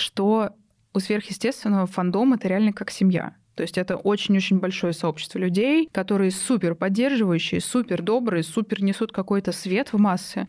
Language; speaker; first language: Russian; native; Russian